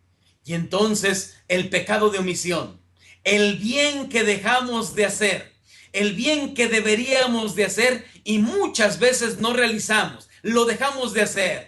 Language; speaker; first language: Spanish; native; Spanish